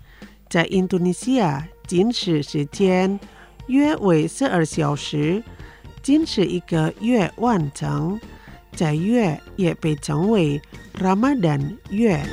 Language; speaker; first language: Chinese; early bilingual, heritage; Chinese